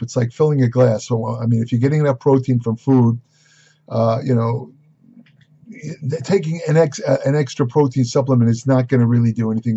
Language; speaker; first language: English; native; English